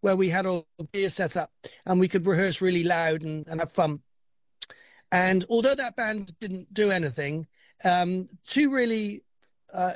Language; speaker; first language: English; native; English